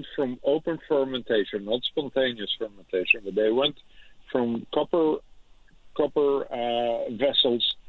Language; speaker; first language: English; non-native, fluent; Dutch